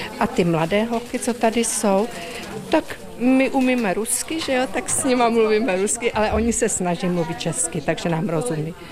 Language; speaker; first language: Czech; native; Czech